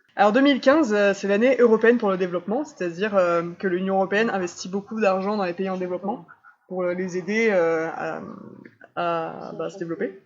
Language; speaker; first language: French; native; French